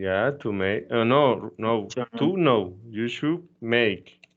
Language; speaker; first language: English; non-native, fluent; Spanish